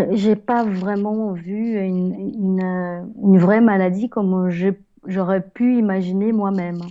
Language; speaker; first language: French; non-native, fluent; Portuguese